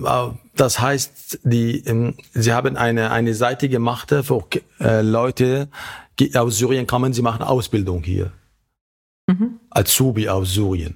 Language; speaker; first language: German; non-native, learner; Arabic